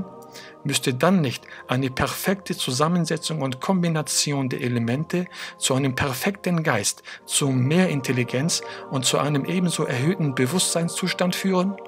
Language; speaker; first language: German; native; German